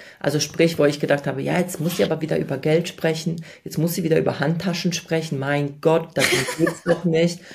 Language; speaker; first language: German; early bilingual, other home language; Polish